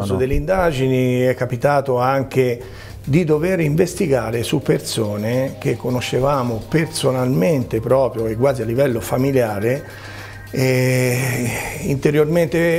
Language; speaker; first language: Italian; native; Italian